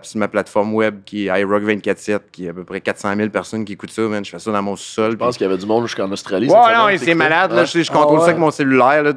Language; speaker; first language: French; native; French